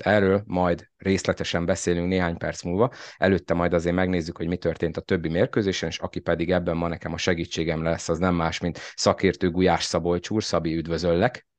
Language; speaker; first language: Hungarian; native; Hungarian